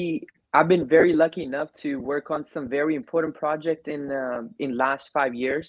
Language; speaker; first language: English; non-native, local second language; Gujarati